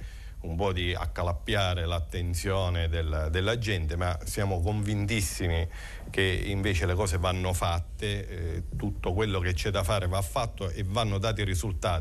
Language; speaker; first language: Italian; native; Italian